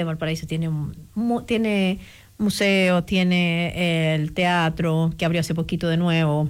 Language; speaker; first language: Spanish; native; Spanish